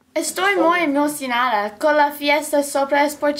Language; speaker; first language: Spanish; non-native, learner; English